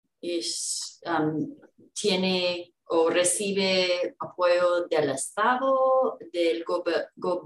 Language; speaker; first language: Spanish; non-native, fluent; English